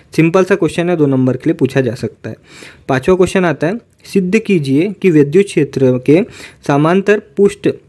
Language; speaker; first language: Hindi; native; Hindi